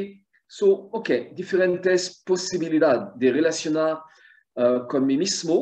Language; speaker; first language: Spanish; non-native, fluent; French